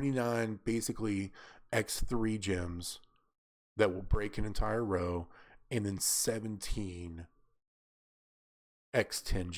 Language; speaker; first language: English; native; English